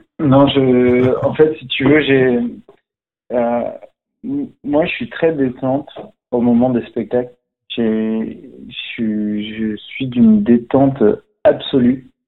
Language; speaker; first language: French; native; French